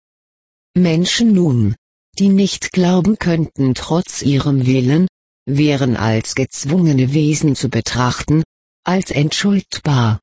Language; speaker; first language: German; native; German